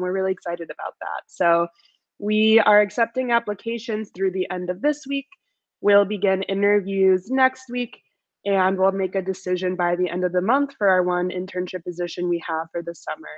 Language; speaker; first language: English; native; English